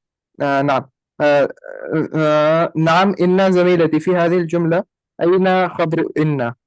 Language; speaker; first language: Arabic; non-native, learner; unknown